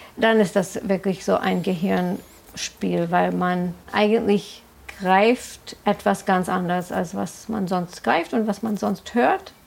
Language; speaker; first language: German; non-native, fluent; English